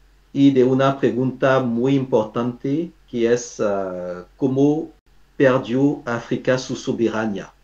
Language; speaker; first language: Spanish; non-native, fluent; French